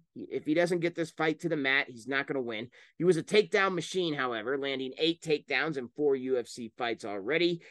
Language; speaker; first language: English; native; English